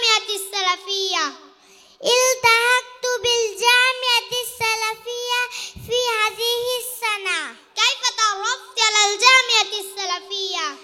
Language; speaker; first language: Arabic; non-native, learner; Bangla